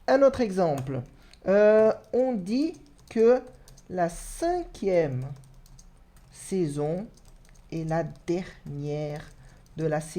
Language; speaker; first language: French; non-native, fluent; Portuguese